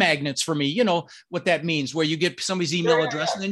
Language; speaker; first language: English; early bilingual, other home language; Dutch